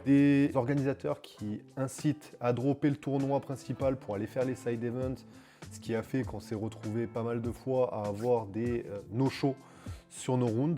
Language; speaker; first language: French; native; French